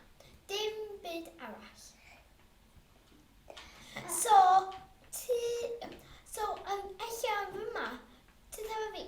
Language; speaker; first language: Welsh; non-native, local second language; English